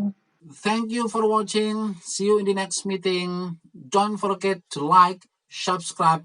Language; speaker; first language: English; non-native, fluent; Indonesian